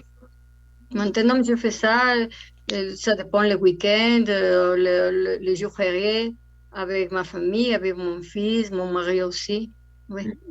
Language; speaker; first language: French; non-native, learner; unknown